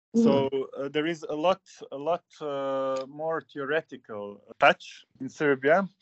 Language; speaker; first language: English; non-native, fluent; Serbian